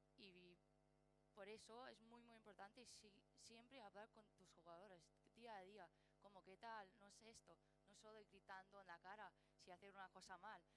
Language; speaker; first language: Spanish; non-native, learner; English